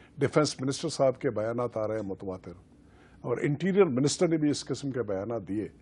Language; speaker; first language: Urdu; non-native, local second language; Baluchi